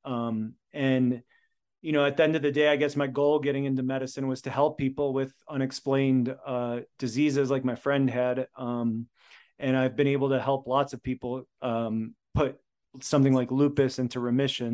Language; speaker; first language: English; early bilingual, other home language; Polish